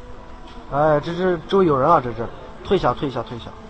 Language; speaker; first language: Chinese; native; Chinese